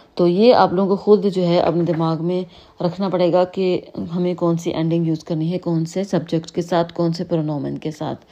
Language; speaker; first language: Urdu; native; Urdu